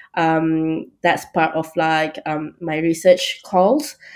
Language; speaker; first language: English; non-native, local second language; Malay